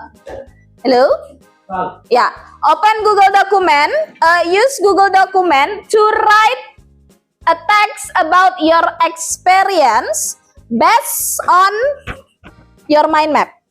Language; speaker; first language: English; non-native, fluent; Indonesian